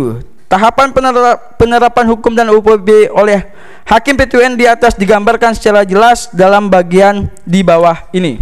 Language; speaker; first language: Indonesian; native; Indonesian